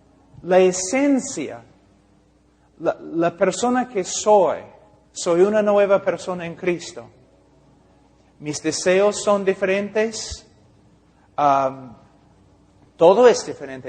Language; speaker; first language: Spanish; non-native, fluent; English